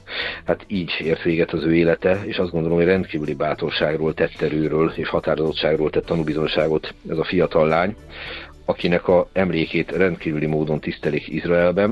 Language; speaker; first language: Hungarian; native; Hungarian